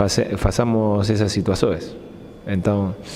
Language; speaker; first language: Portuguese; non-native, fluent; Spanish